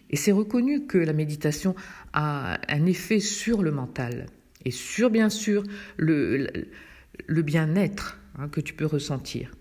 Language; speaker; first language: French; native; French